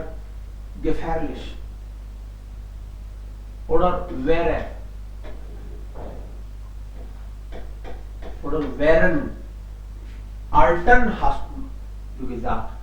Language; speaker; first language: German; non-native, fluent; Hindi